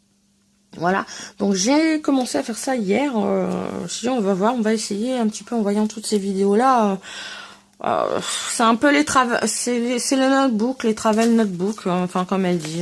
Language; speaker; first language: French; native; French